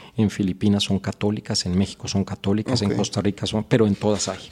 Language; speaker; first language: Spanish; native; Spanish